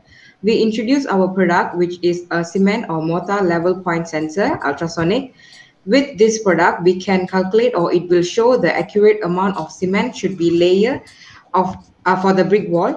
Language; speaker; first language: English; non-native, local second language; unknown